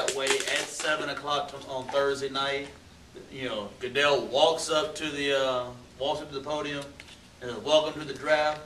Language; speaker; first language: English; native; English